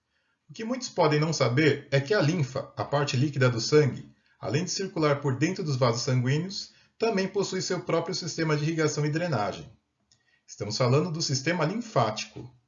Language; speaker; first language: Portuguese; native; Portuguese